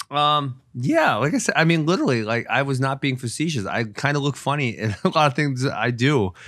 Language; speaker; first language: English; native; English